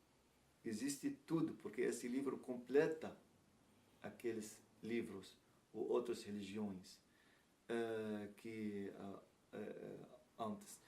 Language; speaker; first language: Portuguese; non-native, learner; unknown